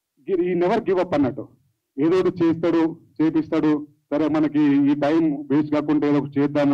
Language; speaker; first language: Telugu; native; Telugu